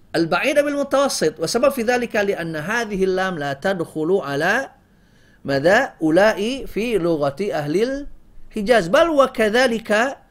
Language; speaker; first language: Arabic; non-native, fluent; Indonesian